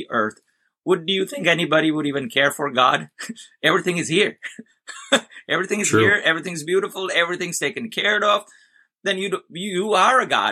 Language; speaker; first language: English; non-native, local second language; Gujarati